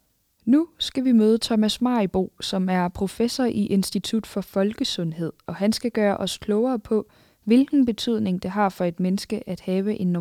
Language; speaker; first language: Danish; native; Danish